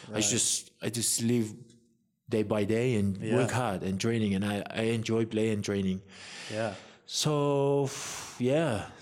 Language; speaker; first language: English; non-native, fluent; Samoan